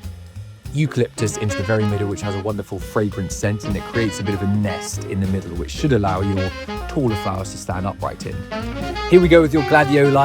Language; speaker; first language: English; native; English